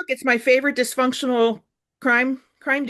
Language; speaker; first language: English; native; English